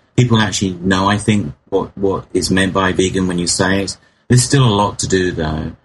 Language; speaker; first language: English; native; English